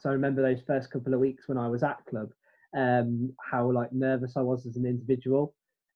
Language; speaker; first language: English; native; English